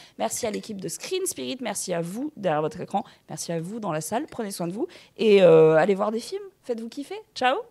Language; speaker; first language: French; native; French